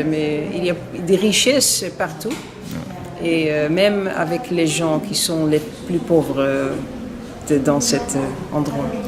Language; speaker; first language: French; non-native, learner; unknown